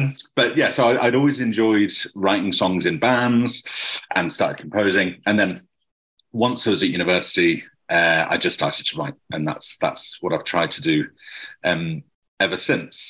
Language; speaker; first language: English; native; English